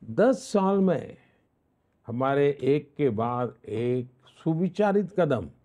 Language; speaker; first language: Hindi; non-native, local second language; Gujarati